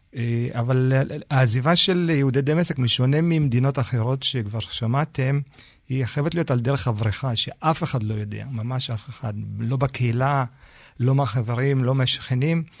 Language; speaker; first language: Hebrew; early bilingual, other home language; Arabic